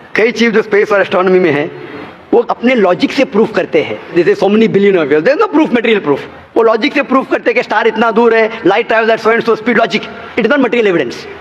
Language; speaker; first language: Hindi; non-native, local second language; Konkani